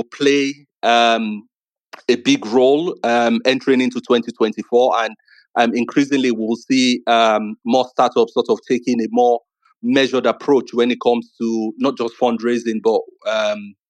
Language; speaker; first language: English; non-native, local second language; Igbo